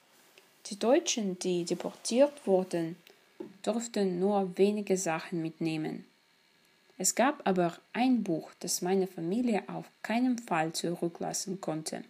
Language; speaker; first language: German; non-native, fluent; Russian